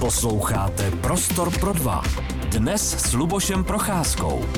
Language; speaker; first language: Czech; native; Czech